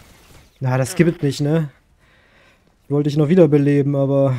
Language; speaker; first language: German; native; German